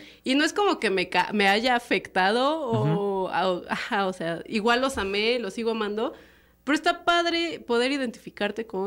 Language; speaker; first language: Spanish; native; Spanish